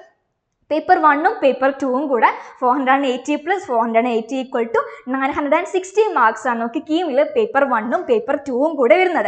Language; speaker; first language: Malayalam; native; Malayalam